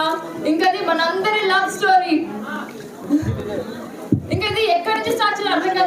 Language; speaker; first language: Telugu; non-native, learner; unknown